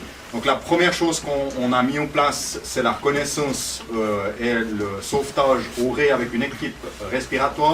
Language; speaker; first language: French; native; French